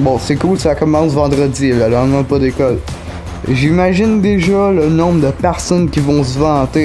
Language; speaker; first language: French; native; French